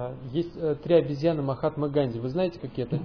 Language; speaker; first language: Russian; native; Russian